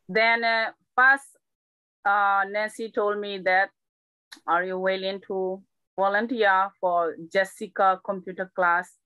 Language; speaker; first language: English; non-native, learner; Burmese